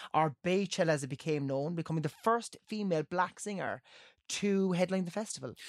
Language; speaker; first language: English; native; English